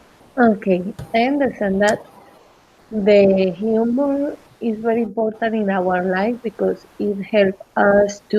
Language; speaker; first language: English; non-native, learner; Spanish